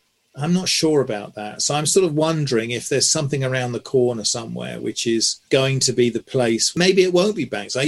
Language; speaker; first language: English; native; English